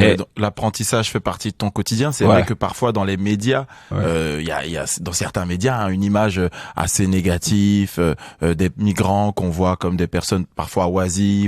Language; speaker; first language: French; native; French